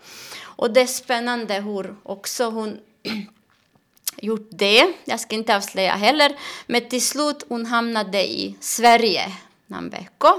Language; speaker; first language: Swedish; non-native, learner; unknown